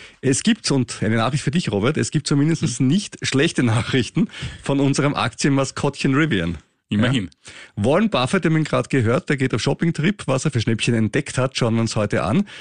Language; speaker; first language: German; native; German